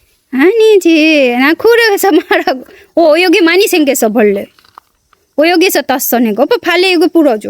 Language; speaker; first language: Korean; non-native, learner; Bangla